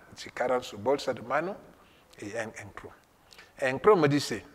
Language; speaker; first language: Spanish; non-native, fluent; French